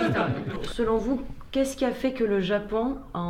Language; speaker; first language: French; native; French